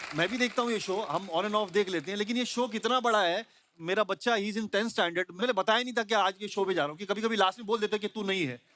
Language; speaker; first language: Hindi; native; Hindi